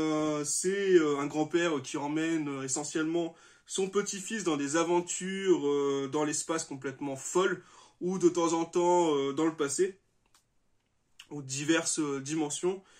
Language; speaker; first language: French; native; French